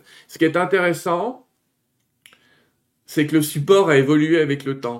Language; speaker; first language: French; native; French